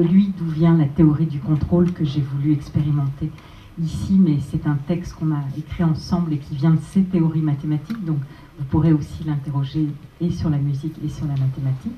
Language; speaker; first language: French; native; French